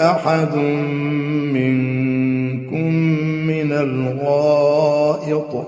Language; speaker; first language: Arabic; native; Arabic